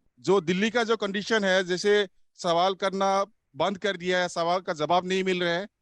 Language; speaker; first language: Hindi; non-native, local second language; Assamese